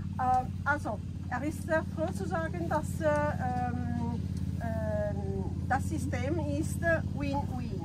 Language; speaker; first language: German; non-native, fluent; Italian